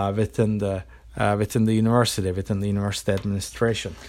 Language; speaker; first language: English; non-native, fluent; Turkish